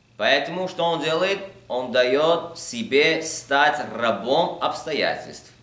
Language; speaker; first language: Russian; early bilingual, heritage; Russian